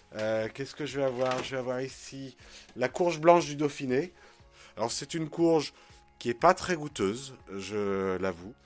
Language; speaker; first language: French; native; French